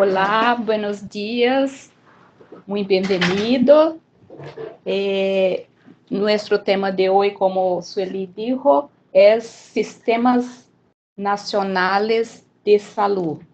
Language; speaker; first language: Spanish; non-native, fluent; Portuguese